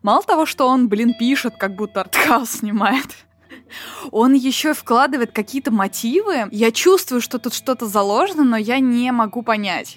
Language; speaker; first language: Russian; native; Russian